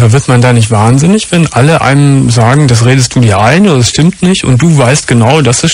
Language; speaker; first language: German; native; German